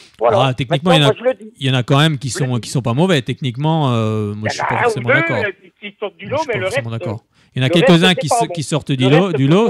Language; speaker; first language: French; native; French